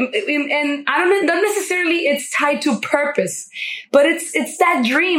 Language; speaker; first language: English; non-native, fluent; Spanish